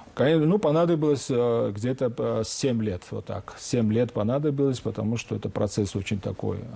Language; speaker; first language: Russian; non-native, local second language; Georgian